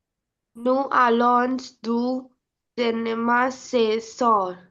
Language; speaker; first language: French; non-native, learner; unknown